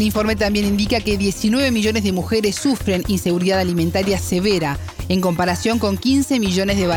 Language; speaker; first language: Spanish; native; Spanish